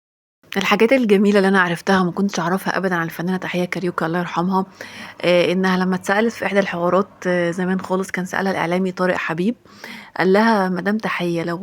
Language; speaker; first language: Arabic; native; Arabic